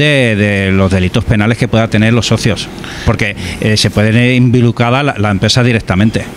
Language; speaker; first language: Spanish; native; Spanish